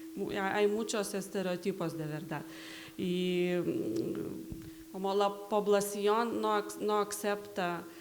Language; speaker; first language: Spanish; non-native, learner; Lithuanian